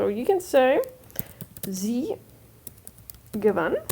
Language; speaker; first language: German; non-native, fluent; English